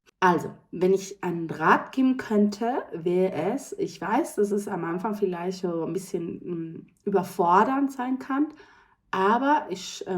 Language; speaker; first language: German; non-native, fluent; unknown